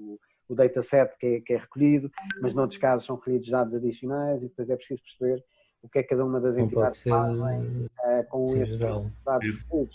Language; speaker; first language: Portuguese; native; Portuguese